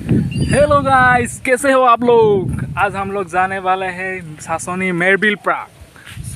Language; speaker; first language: Hindi; non-native, local second language; Assamese